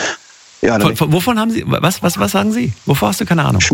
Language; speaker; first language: German; native; German